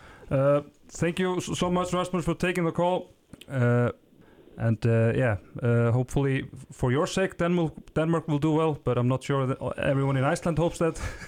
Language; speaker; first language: English; non-native, fluent; Icelandic